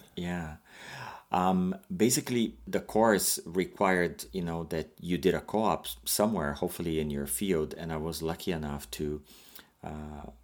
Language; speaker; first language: English; non-native, fluent; Portuguese